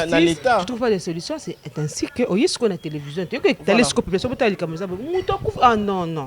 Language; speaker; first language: French; non-native, local second language; Lingala